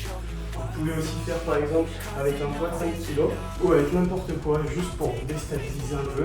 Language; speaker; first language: French; native; French